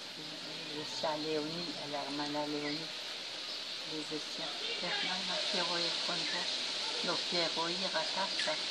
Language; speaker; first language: Spanish; non-native, fluent; French